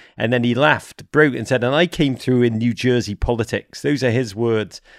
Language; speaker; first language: English; native; English